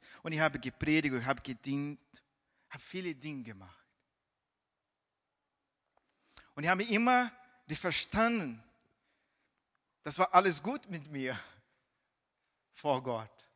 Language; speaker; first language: German; non-native, fluent; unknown